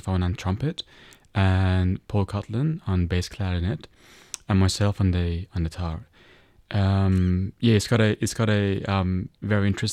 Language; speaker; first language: English; non-native, fluent; Persian